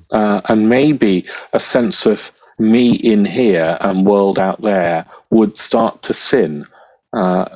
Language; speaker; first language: English; native; English